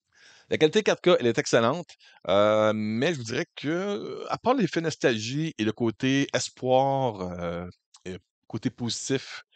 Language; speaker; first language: French; native; French